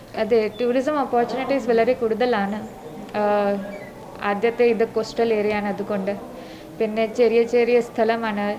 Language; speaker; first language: Malayalam; non-native, local second language; Marathi